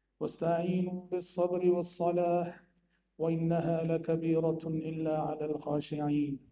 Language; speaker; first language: Urdu; native; Urdu